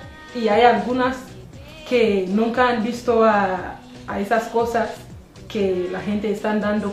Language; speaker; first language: Spanish; non-native, fluent; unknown